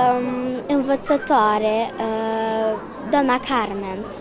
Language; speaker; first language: Romanian; non-native, local second language; Hungarian